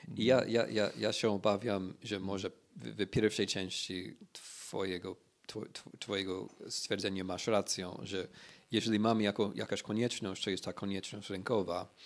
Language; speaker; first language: Polish; non-native, fluent; English